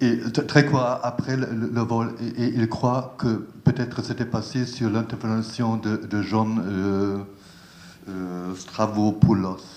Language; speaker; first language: French; non-native, learner; German